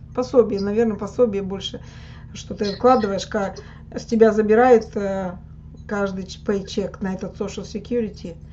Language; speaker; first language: Russian; native; Russian